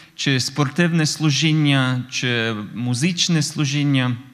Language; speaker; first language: Ukrainian; non-native, fluent; English